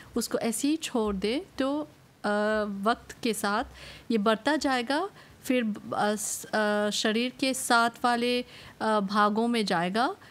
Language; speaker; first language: Hindi; non-native, local second language; Morisyen